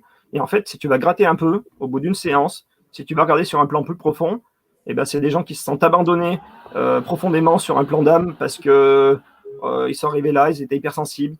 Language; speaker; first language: French; native; French